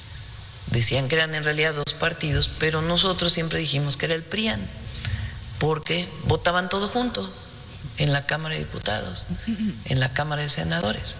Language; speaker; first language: Spanish; native; Spanish